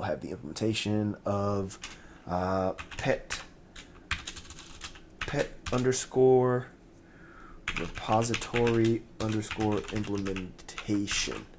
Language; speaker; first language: English; native; English